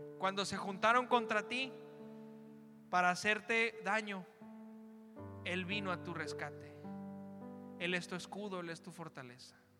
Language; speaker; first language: Spanish; early bilingual, heritage; Spanish